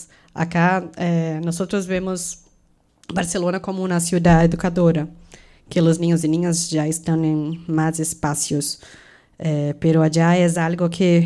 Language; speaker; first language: Spanish; non-native, fluent; Portuguese